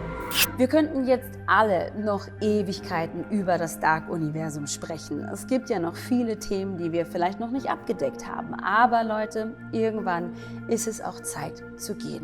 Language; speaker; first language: German; native; German